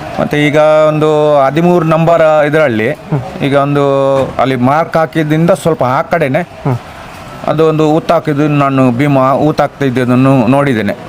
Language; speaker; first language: Kannada; native; Kannada